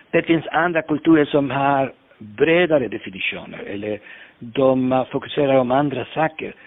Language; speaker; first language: Swedish; non-native, fluent; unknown